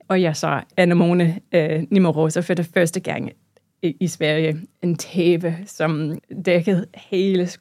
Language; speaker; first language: Danish; non-native, fluent; English